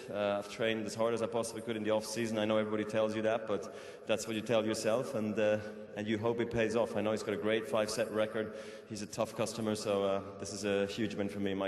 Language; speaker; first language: English; non-native, fluent; German